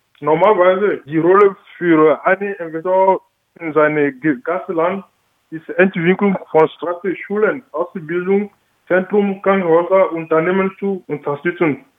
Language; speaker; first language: German; non-native, learner; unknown